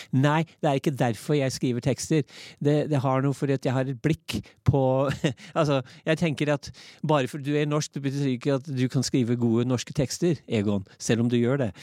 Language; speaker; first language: Norwegian; early bilingual, other home language; English